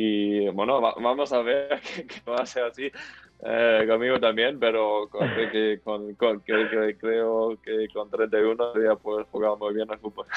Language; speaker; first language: Spanish; non-native, fluent; German